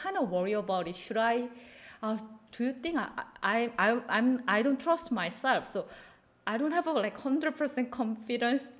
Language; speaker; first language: English; non-native, fluent; Korean